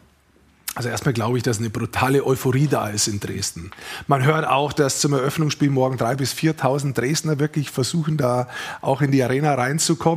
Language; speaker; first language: German; native; German